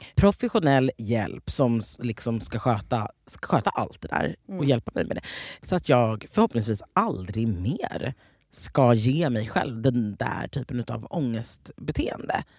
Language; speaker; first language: Swedish; native; Swedish